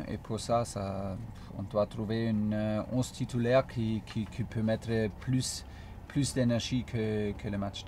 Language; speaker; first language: French; non-native, fluent; German